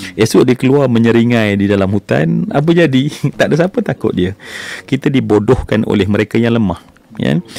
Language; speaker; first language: Malay; native; Malay